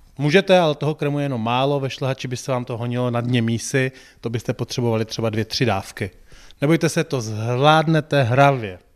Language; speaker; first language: Czech; native; Czech